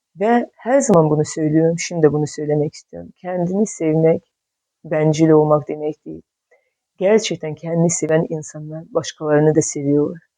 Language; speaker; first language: Turkish; non-native, fluent; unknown